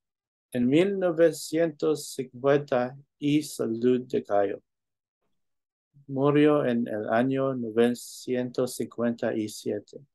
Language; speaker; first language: Spanish; non-native, learner; English